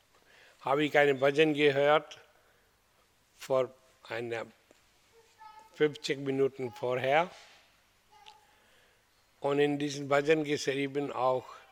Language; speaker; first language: German; non-native, learner; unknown